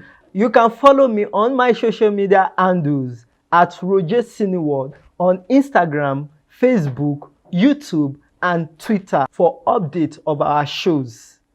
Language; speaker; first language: English; non-native, local second language; Yoruba